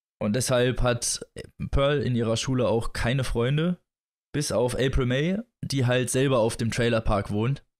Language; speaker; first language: German; native; German